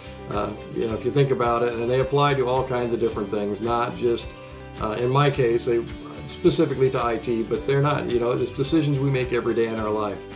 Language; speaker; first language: English; native; English